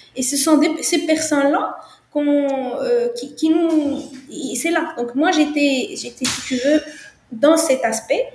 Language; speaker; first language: French; non-native, local second language; Arabic